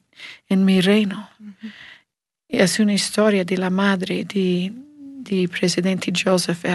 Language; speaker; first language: Spanish; non-native, learner; English